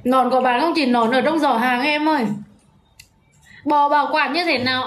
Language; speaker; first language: Vietnamese; native; Vietnamese